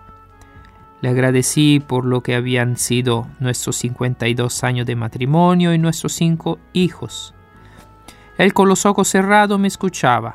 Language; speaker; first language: Spanish; non-native, fluent; Italian